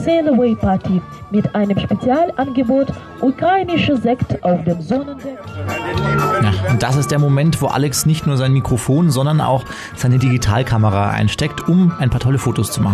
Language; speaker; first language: German; native; German